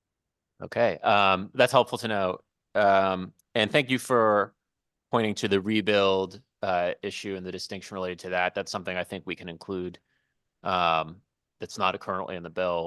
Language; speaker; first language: English; native; English